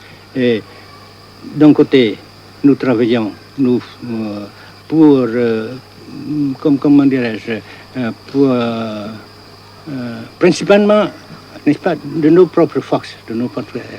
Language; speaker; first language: French; non-native, local second language; Vietnamese